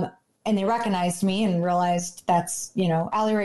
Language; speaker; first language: English; native; English